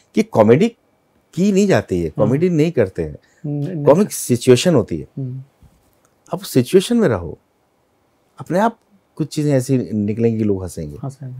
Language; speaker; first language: Hindi; native; Hindi